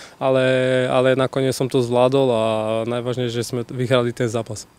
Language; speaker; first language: Slovak; non-native, fluent; Macedonian